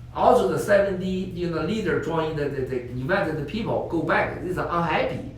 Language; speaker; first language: English; non-native, learner; Chinese